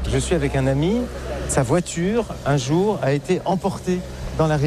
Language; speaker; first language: French; native; French